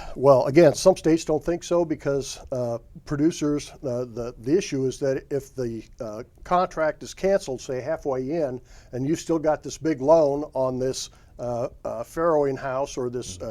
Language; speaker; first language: English; native; English